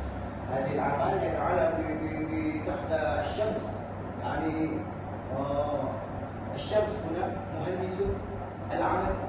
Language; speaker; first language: Arabic; non-native, learner; Malay